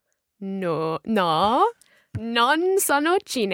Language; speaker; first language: Italian; non-native, learner; English